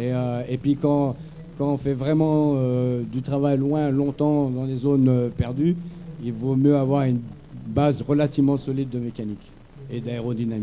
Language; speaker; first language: French; native; French